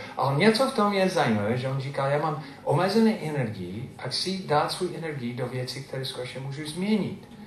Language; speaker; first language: Czech; non-native, fluent; English